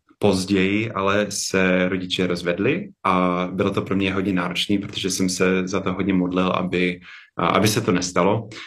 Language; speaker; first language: Czech; non-native, fluent; English